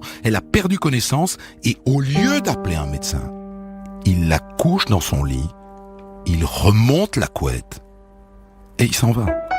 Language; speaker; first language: French; native; French